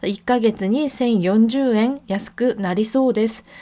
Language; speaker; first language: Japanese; non-native, fluent; Korean